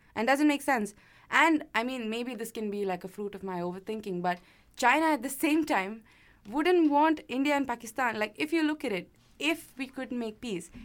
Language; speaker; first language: English; non-native, local second language; Malayalam